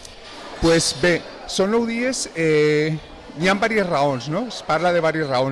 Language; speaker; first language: Catalan; native; Catalan